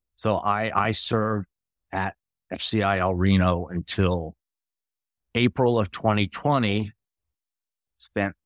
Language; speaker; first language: English; native; English